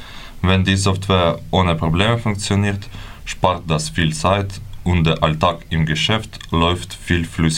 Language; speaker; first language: German; non-native, learner; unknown